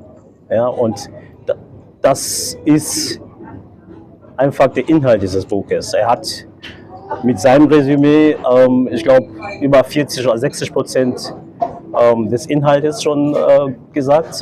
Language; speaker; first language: German; non-native, fluent; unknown